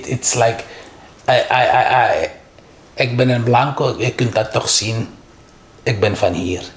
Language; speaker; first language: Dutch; non-native, learner; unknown